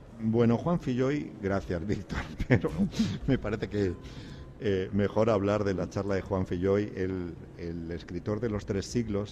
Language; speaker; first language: Spanish; native; Spanish